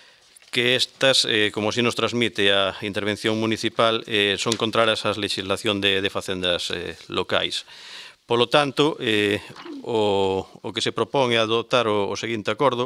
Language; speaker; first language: Galician; native; Galician